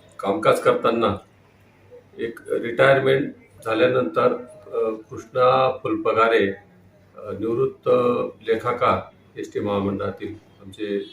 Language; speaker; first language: Marathi; native; Marathi